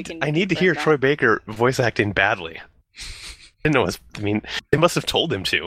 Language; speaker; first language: English; native; English